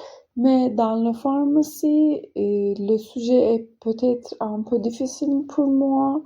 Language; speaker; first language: French; non-native, learner; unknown